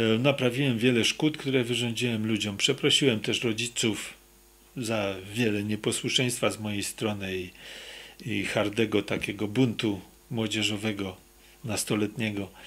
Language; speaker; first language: Polish; native; Polish